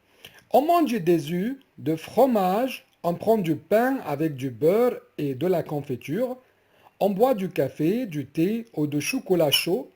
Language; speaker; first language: French; non-native, fluent; Arabic